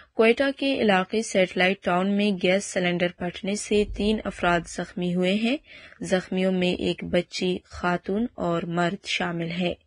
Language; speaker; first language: Urdu; non-native, local second language; Baluchi